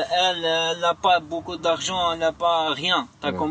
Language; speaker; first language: French; non-native, learner; Arabic